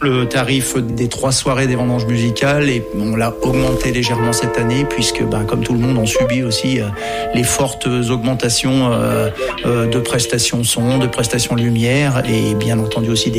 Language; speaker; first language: French; native; French